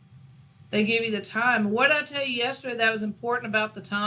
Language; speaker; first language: English; native; English